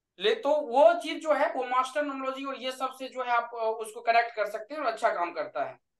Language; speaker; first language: Hindi; native; Hindi